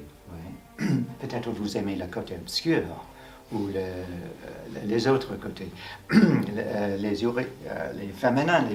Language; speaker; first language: French; non-native, fluent; English